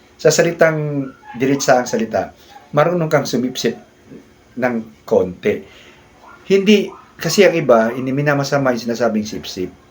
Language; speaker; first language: Filipino; non-native, local second language; Cebuano